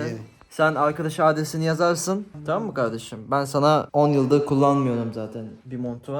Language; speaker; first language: Turkish; native; Turkish